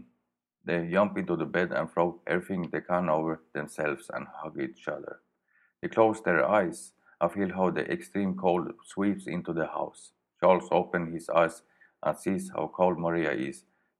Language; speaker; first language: English; non-native, learner; Swedish